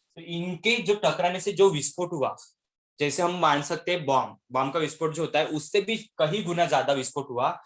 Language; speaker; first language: Hindi; non-native, local second language; Marathi